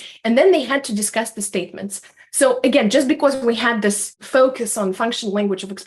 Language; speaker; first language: English; non-native, fluent; Russian